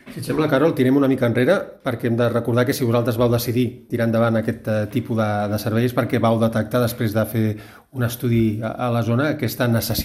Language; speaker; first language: Catalan; native; Catalan